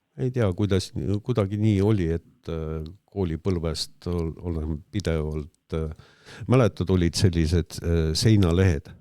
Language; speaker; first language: Estonian; non-native, local second language; Russian